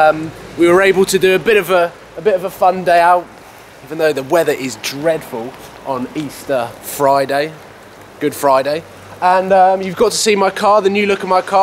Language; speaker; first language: English; native; English